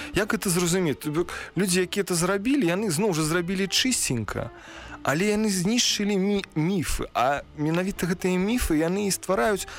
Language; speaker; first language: Belarusian; non-native, local second language; Russian